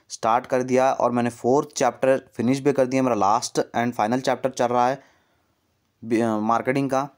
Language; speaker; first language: Hindi; non-native, local second language; Kannada